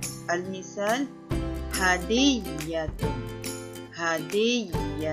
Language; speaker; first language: Arabic; non-native, fluent; Malay